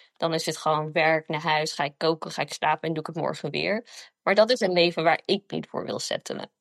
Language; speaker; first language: Dutch; early bilingual, other home language; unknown